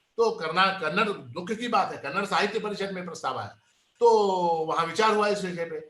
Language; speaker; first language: Hindi; non-native, local second language; Kannada